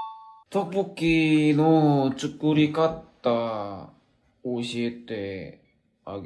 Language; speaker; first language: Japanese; non-native, learner; Korean